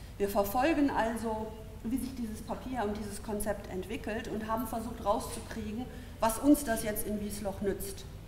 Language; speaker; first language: German; native; German